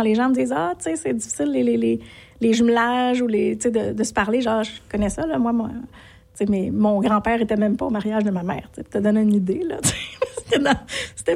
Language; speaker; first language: French; native; French